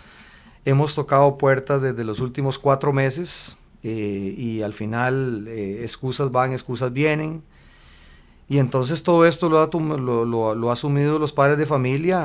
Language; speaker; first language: Spanish; native; Spanish